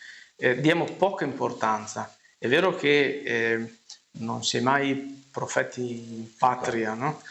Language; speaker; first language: Italian; native; Italian